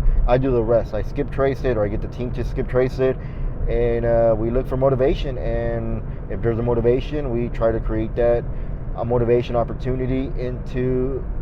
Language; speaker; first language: English; native; English